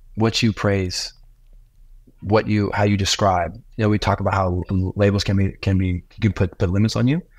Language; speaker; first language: English; native; English